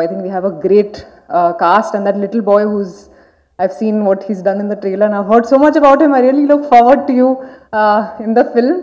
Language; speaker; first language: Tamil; non-native, learner; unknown